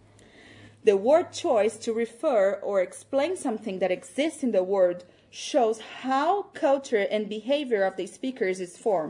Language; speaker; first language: English; non-native, fluent; Portuguese